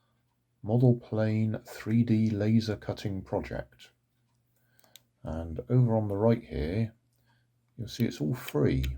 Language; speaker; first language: English; native; English